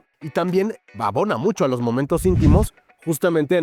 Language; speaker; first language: Spanish; native; Spanish